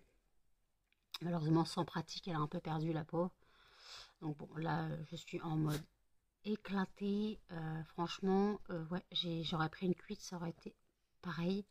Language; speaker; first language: French; native; French